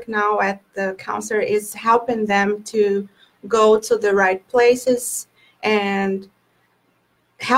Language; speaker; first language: English; non-native, learner; Portuguese